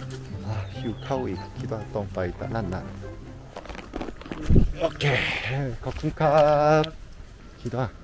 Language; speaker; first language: Thai; non-native, learner; Korean